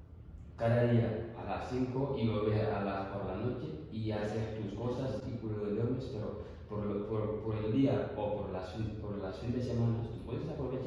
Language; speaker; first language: Spanish; non-native, learner; Fula